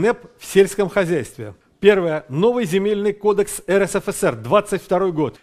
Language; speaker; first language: Russian; native; Russian